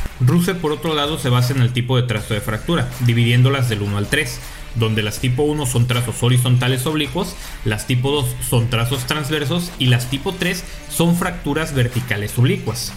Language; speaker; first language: Spanish; native; Spanish